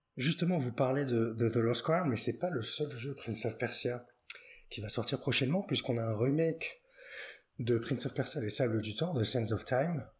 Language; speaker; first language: French; native; French